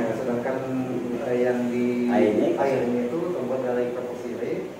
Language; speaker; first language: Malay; non-native, local second language; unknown